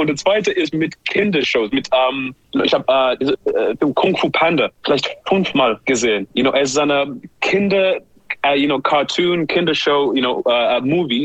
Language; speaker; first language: German; non-native, learner; English